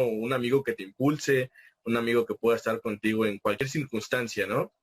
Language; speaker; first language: Spanish; native; Spanish